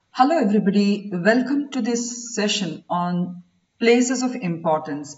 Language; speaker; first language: English; non-native, local second language; Kannada